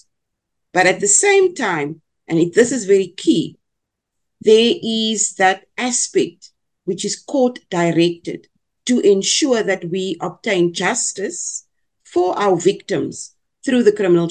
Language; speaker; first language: English; non-native, local second language; Afrikaans